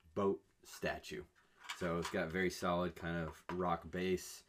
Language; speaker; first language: English; native; English